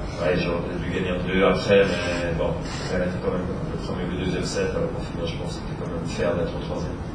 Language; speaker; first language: French; non-native, local second language; Swiss German